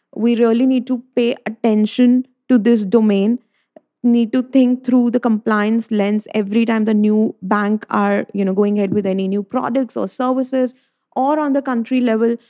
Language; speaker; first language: English; non-native, local second language; Hindi